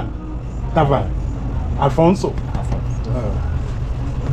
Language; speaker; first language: Portuguese; non-native, learner; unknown